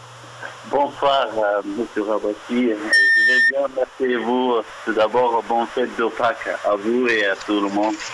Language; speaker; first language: French; non-native, fluent; Persian